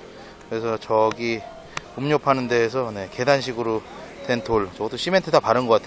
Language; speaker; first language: Korean; native; Korean